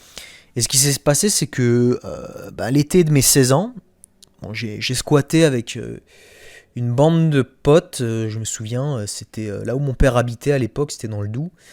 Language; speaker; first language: French; native; French